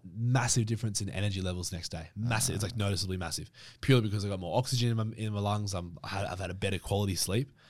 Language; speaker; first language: English; native; English